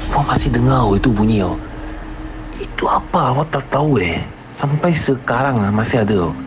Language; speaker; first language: Malay; non-native, local second language; Chinese